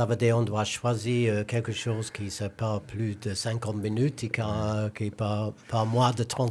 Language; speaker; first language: French; non-native, learner; English